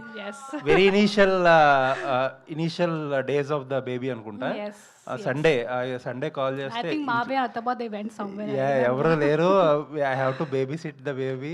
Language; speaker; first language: Telugu; native; Telugu